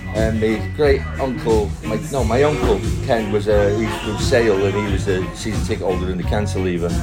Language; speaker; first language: English; native; English